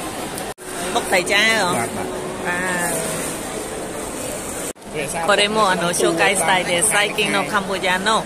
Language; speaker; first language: Japanese; non-native, local second language; Khmer